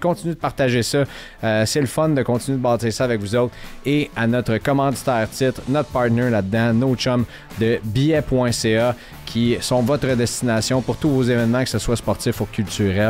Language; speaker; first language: French; native; French